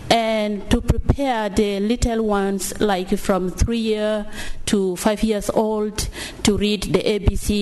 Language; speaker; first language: English; non-native, fluent; Arabic